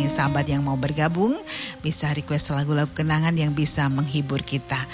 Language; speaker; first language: Indonesian; native; Indonesian